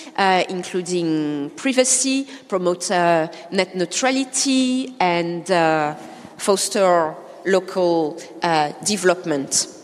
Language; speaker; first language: English; non-native, fluent; French